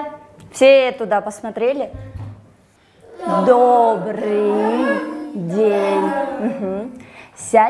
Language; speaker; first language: Russian; non-native, local second language; Kyrgyz